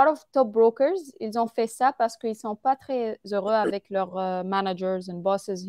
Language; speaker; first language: French; non-native, fluent; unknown